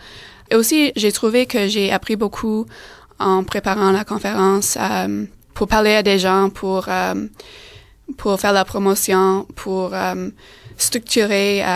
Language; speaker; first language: French; non-native, fluent; English